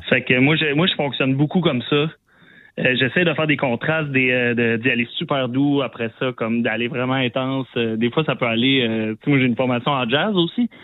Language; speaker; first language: French; native; French